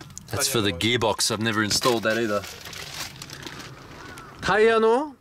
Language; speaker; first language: English; native; English